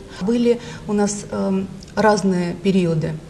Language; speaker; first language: Russian; native; Russian